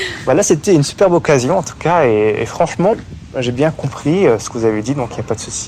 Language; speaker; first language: French; native; French